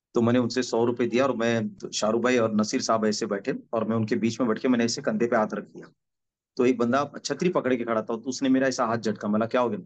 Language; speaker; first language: Hindi; non-native, local second language; Marathi